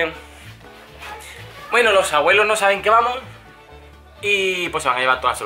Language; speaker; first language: Spanish; native; Spanish